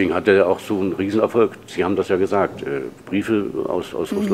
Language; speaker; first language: German; native; German